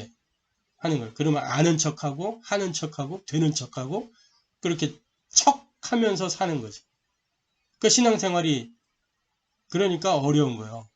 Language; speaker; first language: Korean; native; Korean